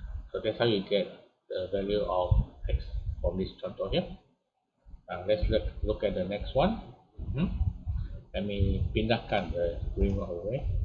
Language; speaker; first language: English; non-native, local second language; Malay